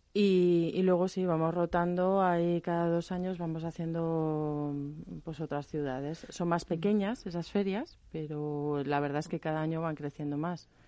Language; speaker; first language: Spanish; non-native, fluent; German